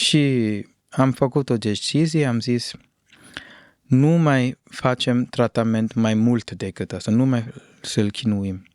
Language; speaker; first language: Romanian; non-native, fluent; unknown